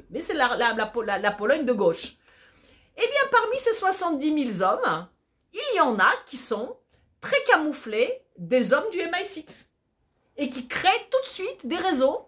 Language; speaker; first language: French; early bilingual, other home language; Polish